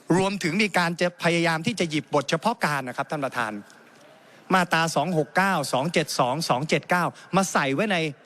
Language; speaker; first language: Thai; native; Thai